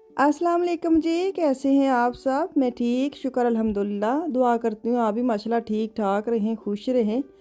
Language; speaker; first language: Urdu; non-native, local second language; Punjabi